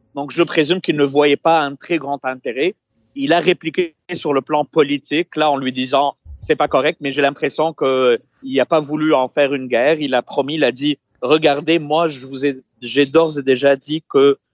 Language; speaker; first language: French; non-native, local second language; Arabic